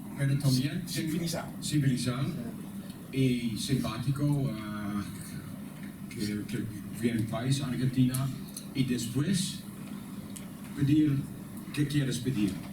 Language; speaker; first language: Spanish; non-native, learner; Dutch